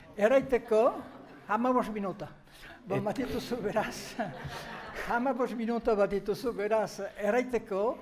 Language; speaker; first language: Basque; native; Basque